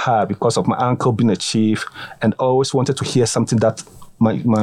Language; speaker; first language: English; non-native, local second language; Akan